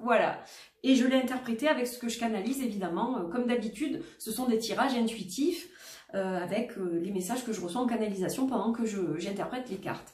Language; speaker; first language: French; native; French